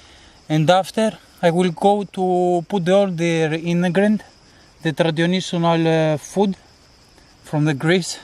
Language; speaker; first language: English; non-native, learner; Greek